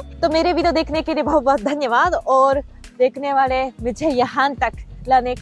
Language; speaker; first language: Hindi; non-native, fluent; Japanese